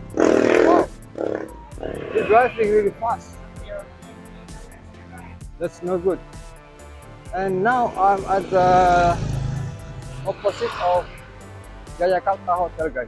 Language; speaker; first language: English; non-native, learner; Indonesian